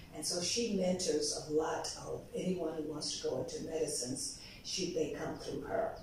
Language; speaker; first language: English; native; English